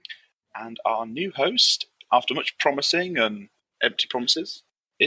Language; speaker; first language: English; native; English